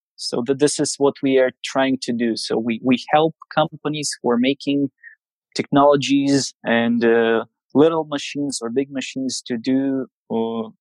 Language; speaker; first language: English; non-native, fluent; Russian